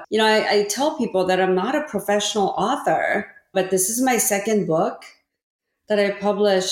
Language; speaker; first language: English; early bilingual, other home language; Korean